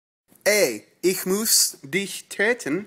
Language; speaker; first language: German; non-native, learner; English